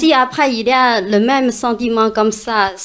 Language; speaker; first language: French; non-native, fluent; Chinese